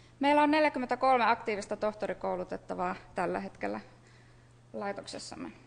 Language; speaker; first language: Finnish; native; Finnish